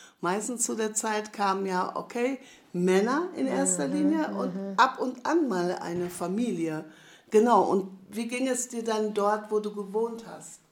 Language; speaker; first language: German; native; German